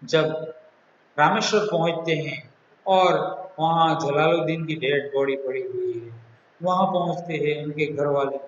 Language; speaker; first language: Hindi; non-native, local second language; Gujarati